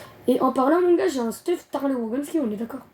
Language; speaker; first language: French; native; French